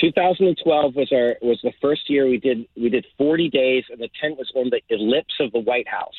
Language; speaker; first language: English; native; English